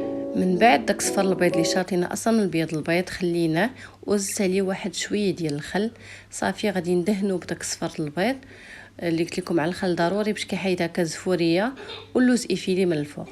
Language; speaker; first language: Arabic; native; Arabic